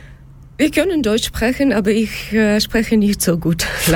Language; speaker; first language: German; non-native, learner; Ukrainian